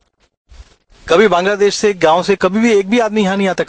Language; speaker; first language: Hindi; native; Hindi